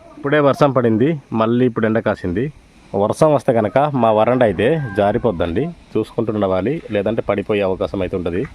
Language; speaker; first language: Telugu; non-native, local second language; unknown